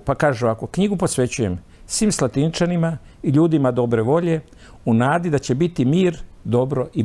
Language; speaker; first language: Croatian; native; Croatian